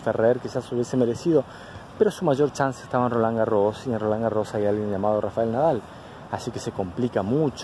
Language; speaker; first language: Spanish; native; Spanish